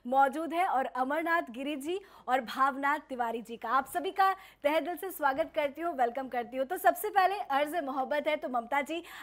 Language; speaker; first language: Hindi; native; Hindi